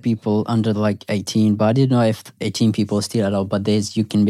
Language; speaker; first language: English; non-native, fluent; Pashto